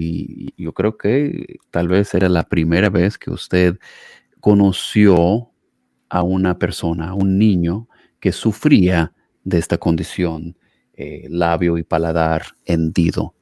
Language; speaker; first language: Spanish; non-native, fluent; English